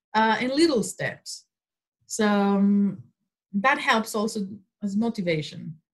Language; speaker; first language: English; non-native, fluent; Spanish